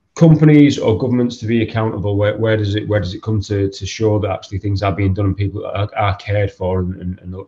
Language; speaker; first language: English; native; English